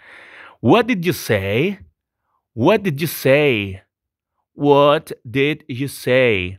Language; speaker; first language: English; non-native, fluent; Spanish